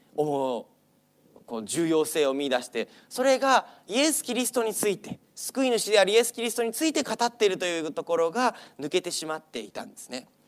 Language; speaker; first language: Japanese; non-native, fluent; English